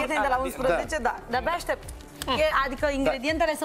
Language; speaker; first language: Romanian; native; Romanian